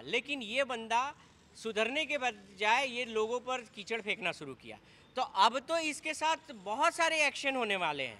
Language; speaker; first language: Hindi; native; Hindi